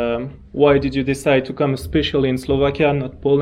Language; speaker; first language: English; non-native, fluent; French